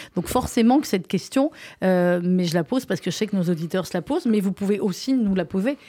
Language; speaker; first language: French; native; French